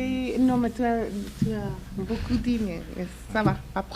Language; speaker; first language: French; non-native, learner; Spanish